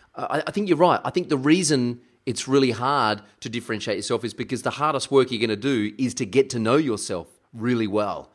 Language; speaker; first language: English; early bilingual, other home language; German